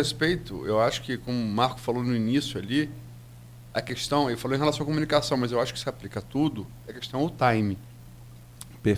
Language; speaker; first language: Portuguese; native; Portuguese